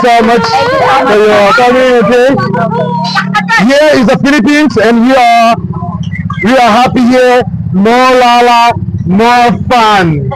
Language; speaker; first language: English; non-native, fluent; French